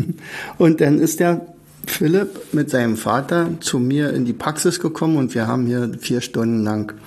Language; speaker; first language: German; native; German